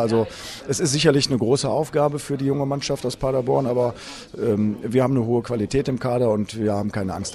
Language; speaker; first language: German; native; German